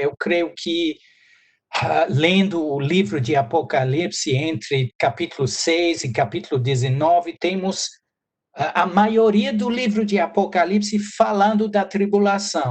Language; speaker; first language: Portuguese; non-native, fluent; English